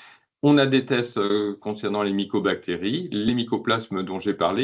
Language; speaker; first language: French; native; French